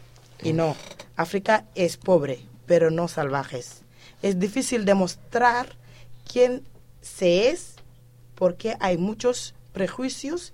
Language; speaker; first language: Spanish; non-native, fluent; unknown